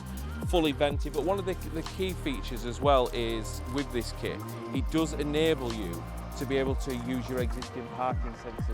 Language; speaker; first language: English; native; English